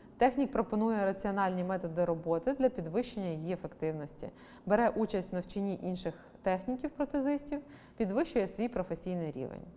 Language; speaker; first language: Ukrainian; native; Ukrainian